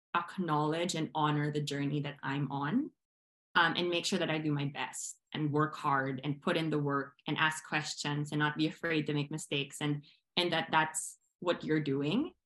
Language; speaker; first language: English; non-native, local second language; Filipino